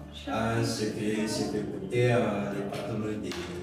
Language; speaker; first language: French; non-native, local second language; Malagasy